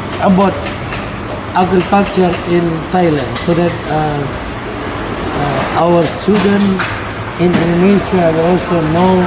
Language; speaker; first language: English; non-native, learner; Indonesian